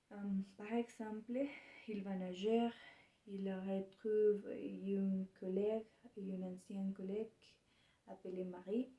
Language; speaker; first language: French; non-native, learner; Spanish